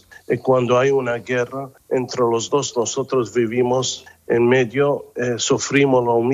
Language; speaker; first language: Spanish; non-native, fluent; Arabic